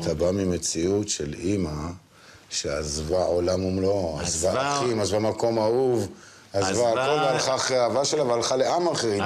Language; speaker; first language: Hebrew; native; Hebrew